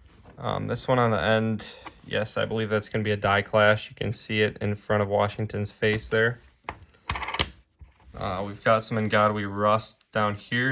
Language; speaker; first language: English; native; English